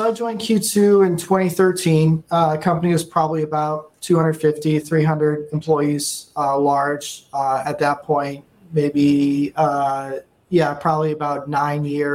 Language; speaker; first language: English; native; English